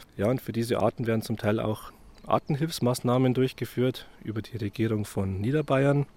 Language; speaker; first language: German; native; German